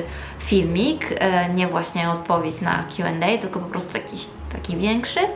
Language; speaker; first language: Polish; early bilingual, heritage; Polish